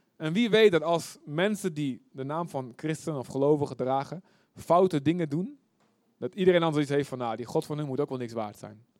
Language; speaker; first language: Dutch; native; Dutch